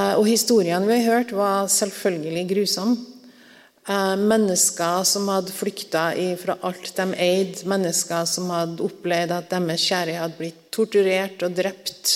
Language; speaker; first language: Norwegian; native; Norwegian